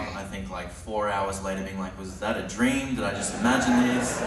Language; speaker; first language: English; native; English